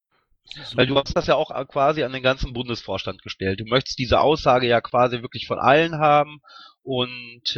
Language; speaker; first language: German; native; German